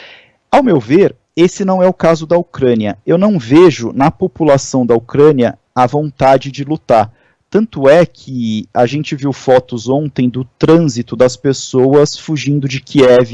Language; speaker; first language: Portuguese; native; Portuguese